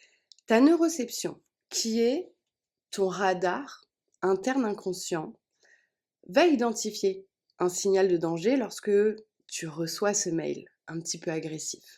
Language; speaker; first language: French; native; French